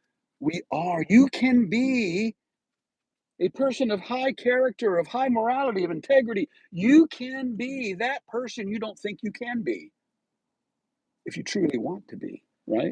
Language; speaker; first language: English; native; English